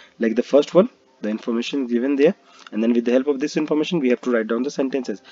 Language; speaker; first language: English; non-native, local second language; Hindi